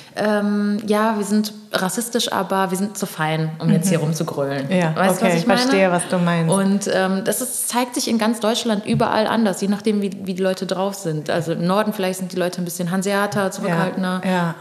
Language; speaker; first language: German; early bilingual, other home language; Portuguese